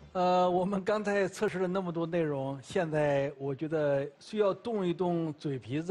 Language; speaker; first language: Chinese; native; Chinese